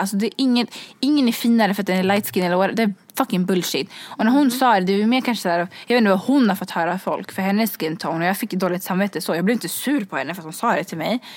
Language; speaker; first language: Swedish; early bilingual, other home language; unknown